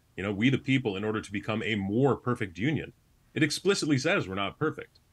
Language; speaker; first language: English; native; English